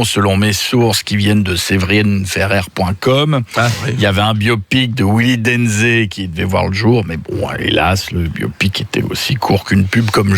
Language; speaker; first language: French; native; French